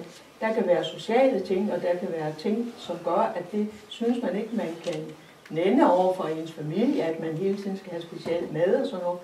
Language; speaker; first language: Danish; native; Danish